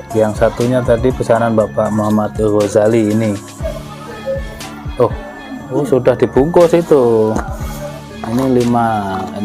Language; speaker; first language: Indonesian; native; Indonesian